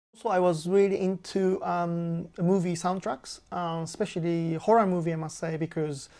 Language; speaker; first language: English; non-native, fluent; Japanese